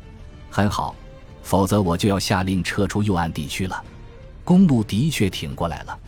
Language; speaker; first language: Chinese; native; Chinese